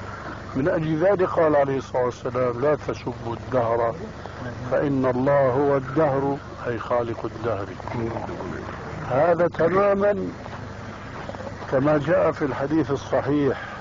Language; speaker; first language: Arabic; early bilingual, other home language; Albanian